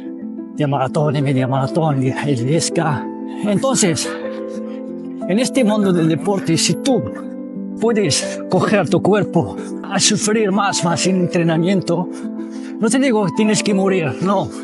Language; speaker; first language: Spanish; non-native, fluent; Arabic